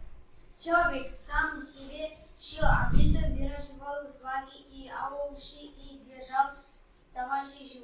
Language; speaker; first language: Russian; non-native, local second language; Kazakh